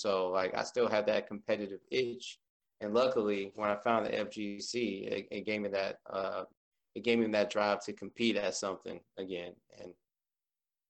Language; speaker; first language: English; native; English